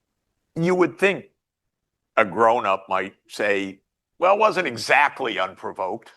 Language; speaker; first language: English; native; English